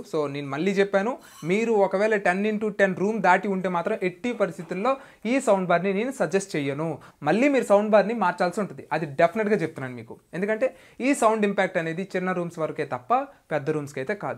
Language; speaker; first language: Telugu; native; Telugu